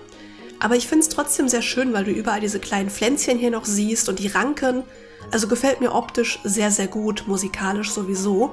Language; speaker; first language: German; native; German